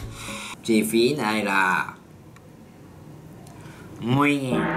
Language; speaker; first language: Vietnamese; non-native, learner; Japanese